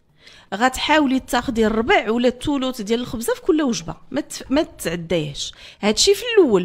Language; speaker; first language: Arabic; native; Arabic